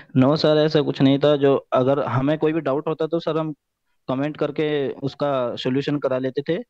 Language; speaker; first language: Hindi; native; Hindi